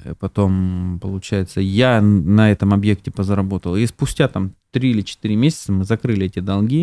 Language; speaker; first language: Russian; native; Russian